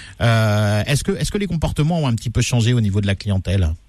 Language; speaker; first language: French; native; French